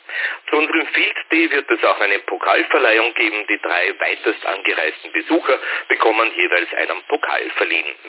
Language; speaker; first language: German; native; German